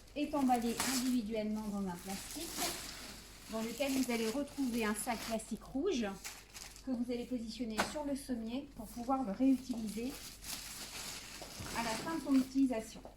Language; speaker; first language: French; native; French